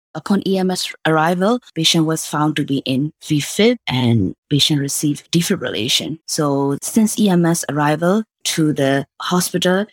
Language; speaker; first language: English; non-native, fluent; Burmese